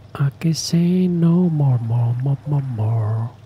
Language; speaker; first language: English; non-native, learner; Italian